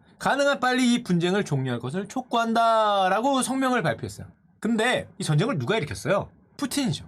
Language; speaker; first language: Korean; native; Korean